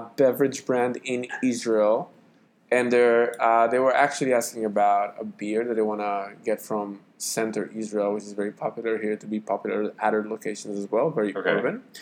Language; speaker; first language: English; non-native, fluent; Hebrew